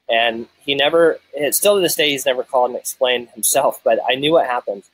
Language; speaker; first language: English; native; English